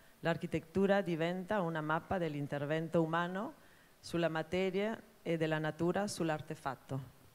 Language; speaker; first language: Italian; non-native, fluent; Spanish